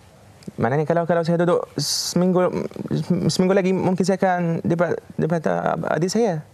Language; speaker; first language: Indonesian; non-native, fluent; Arabic